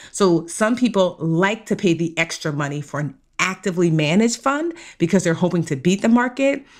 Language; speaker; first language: English; native; English